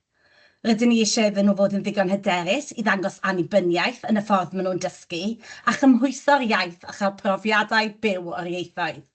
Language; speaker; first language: Welsh; native; Welsh